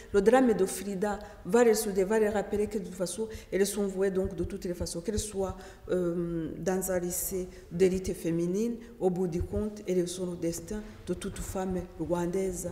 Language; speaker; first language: French; non-native, local second language; Kinyarwanda